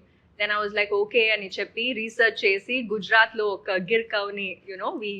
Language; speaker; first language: Telugu; non-native, local second language; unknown